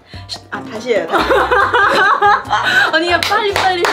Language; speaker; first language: Korean; non-native, learner; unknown